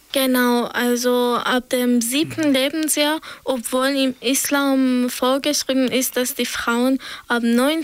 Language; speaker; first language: German; non-native, fluent; Persian